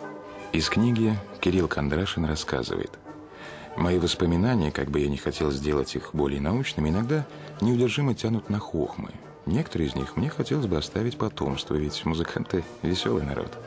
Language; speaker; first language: Russian; native; Russian